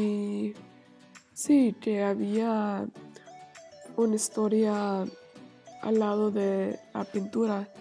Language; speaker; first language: Spanish; non-native, learner; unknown